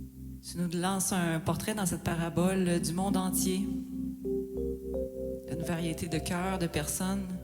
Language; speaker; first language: French; native; French